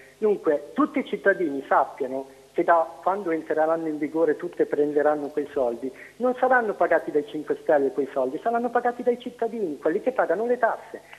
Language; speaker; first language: Italian; native; Italian